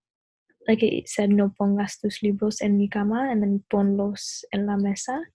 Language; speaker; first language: Spanish; non-native, learner; English